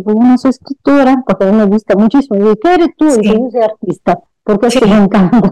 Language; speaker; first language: Spanish; non-native, fluent; Italian